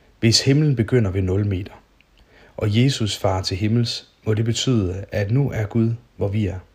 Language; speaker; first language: Danish; native; Danish